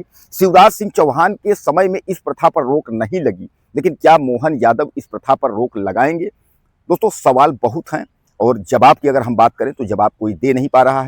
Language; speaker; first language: Hindi; native; Hindi